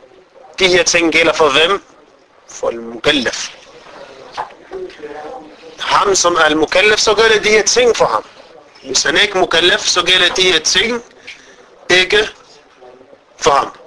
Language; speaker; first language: Danish; non-native, fluent; Arabic